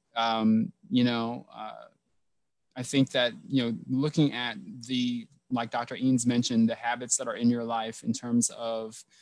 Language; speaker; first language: English; native; English